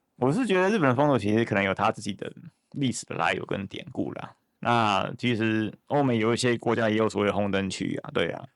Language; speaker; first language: Chinese; native; Chinese